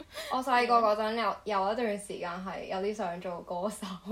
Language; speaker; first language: Cantonese; native; Cantonese